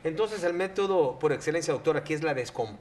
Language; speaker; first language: Spanish; native; Spanish